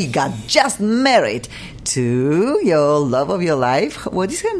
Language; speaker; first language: English; non-native, fluent; Polish